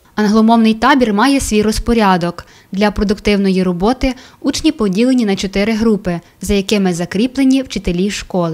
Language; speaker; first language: Ukrainian; native; Ukrainian